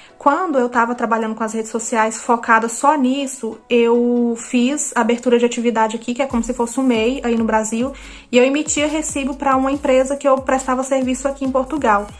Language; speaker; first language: Portuguese; native; Portuguese